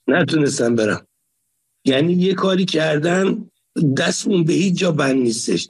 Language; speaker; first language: Persian; native; Persian